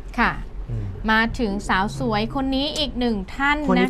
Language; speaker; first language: Thai; native; Thai